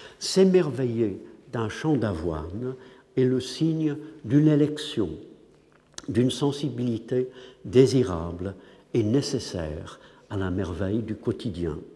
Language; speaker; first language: French; non-native, fluent; English